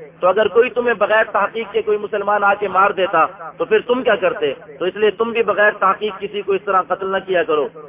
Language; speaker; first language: Urdu; non-native, local second language; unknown